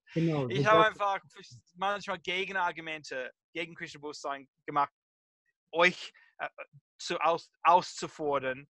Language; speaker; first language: German; non-native, fluent; English